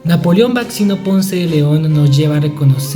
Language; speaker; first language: Spanish; native; Spanish